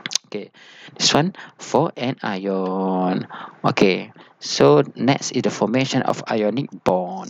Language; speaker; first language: English; non-native, local second language; Malay